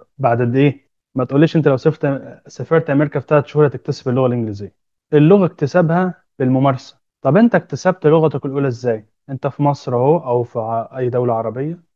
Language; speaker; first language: Arabic; native; Arabic